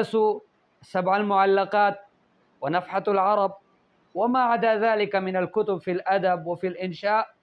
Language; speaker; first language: Arabic; non-native, fluent; Urdu